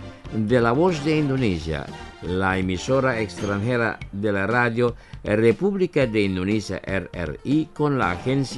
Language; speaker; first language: Spanish; non-native, fluent; Indonesian